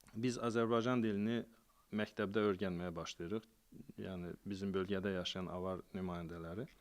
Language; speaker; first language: Azerbaijani; non-native, local second language; Avaric